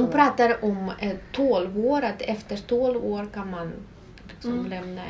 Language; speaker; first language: Swedish; non-native, fluent; Russian